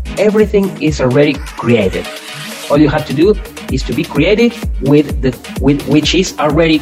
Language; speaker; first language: English; non-native, fluent; Spanish